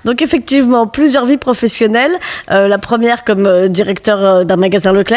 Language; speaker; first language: French; native; French